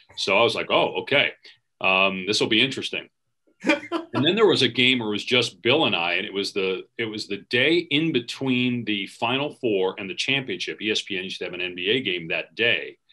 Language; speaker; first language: English; native; English